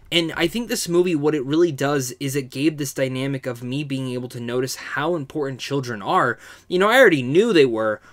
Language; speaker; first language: English; native; English